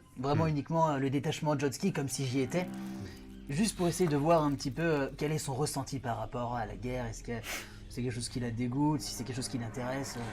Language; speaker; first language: French; native; French